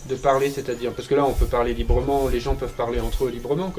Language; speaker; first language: French; native; French